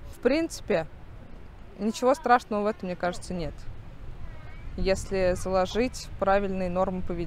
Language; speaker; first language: Russian; native; Russian